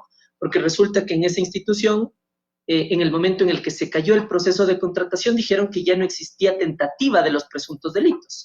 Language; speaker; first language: Spanish; native; Spanish